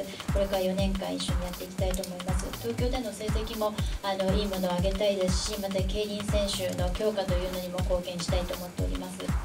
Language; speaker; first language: Japanese; native; Japanese